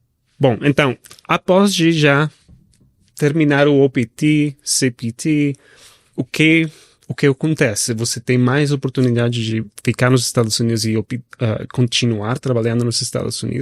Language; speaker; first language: Portuguese; non-native, fluent; Spanish